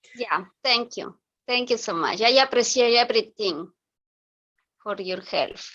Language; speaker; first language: English; non-native, learner; Spanish